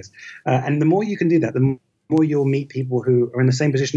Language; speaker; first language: English; native; English